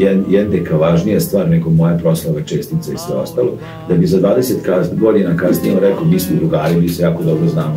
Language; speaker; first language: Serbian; non-native, local second language; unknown